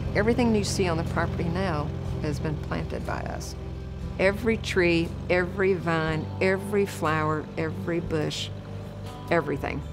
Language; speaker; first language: English; native; English